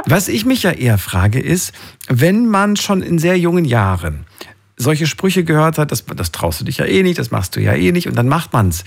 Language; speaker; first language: German; native; German